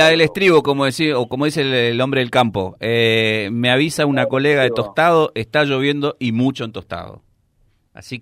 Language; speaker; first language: Spanish; native; Spanish